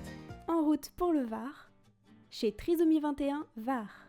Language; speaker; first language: French; native; French